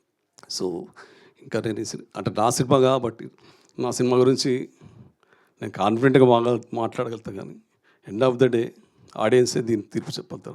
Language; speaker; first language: Telugu; native; Telugu